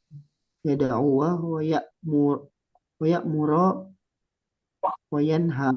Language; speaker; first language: Arabic; non-native, learner; Indonesian